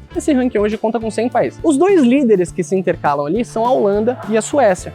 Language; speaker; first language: Portuguese; early bilingual, other home language; Japanese